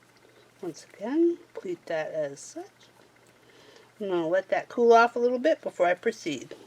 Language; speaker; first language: English; native; English